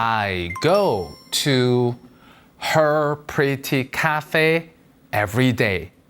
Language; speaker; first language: English; non-native, fluent; Korean